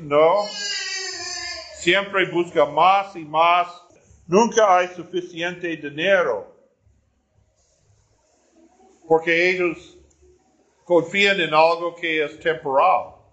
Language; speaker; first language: Spanish; non-native, learner; English